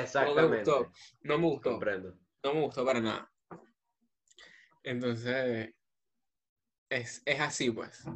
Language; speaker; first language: Spanish; native; Spanish